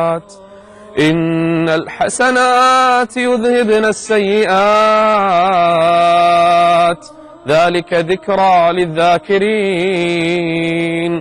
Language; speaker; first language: Arabic; native; Arabic